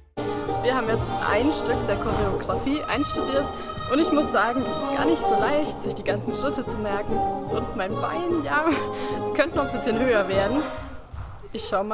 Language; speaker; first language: German; native; German